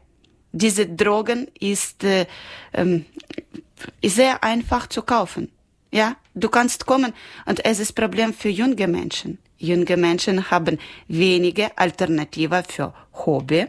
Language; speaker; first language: German; non-native, learner; Ukrainian